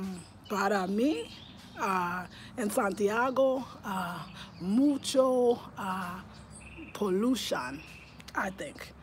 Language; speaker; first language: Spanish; non-native, learner; English